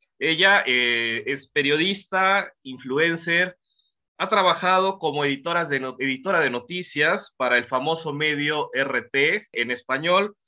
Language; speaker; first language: Spanish; native; Spanish